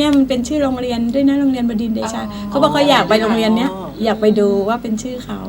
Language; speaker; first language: Thai; native; Thai